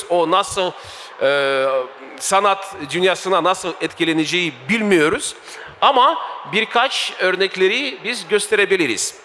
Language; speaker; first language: Turkish; non-native, fluent; Russian